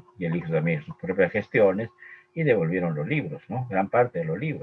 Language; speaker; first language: Spanish; native; Spanish